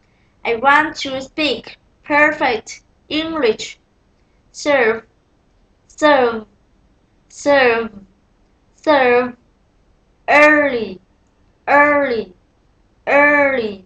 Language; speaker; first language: English; non-native, learner; Vietnamese